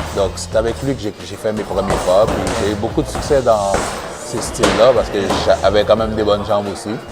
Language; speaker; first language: French; early bilingual, other home language; Haitian Creole